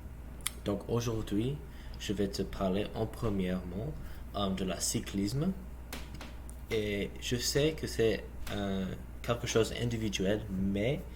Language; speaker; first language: French; non-native, learner; English